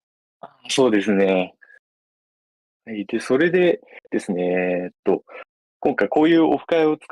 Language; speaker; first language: Japanese; native; Japanese